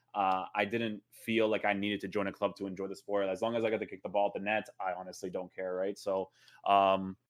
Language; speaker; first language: English; native; English